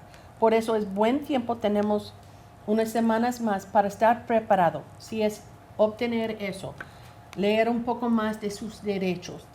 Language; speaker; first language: Spanish; non-native, learner; English